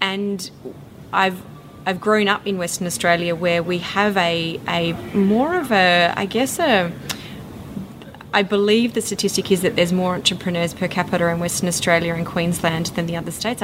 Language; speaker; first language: English; native; English